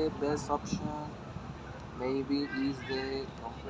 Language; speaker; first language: English; non-native, learner; Spanish